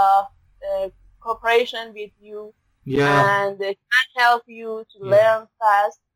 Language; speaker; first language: English; non-native, learner; Persian